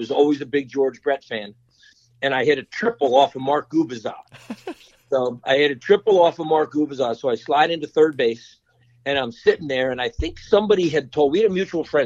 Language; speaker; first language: English; native; English